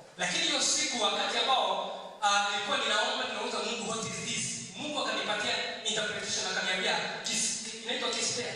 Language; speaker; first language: Swahili; non-native, local second language; Kikuyu